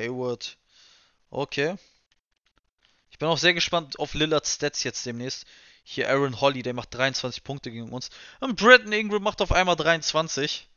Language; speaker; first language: German; native; German